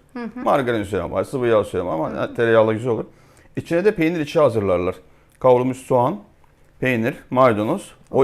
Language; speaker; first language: Turkish; native; Turkish